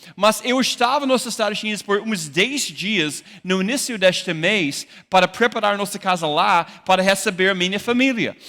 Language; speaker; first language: Portuguese; non-native, fluent; English